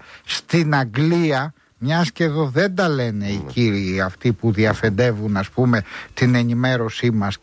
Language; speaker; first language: Greek; native; Greek